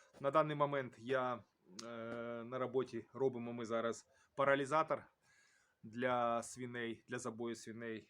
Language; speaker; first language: Ukrainian; native; Ukrainian